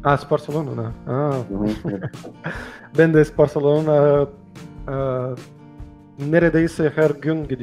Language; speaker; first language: Turkish; non-native, learner; Portuguese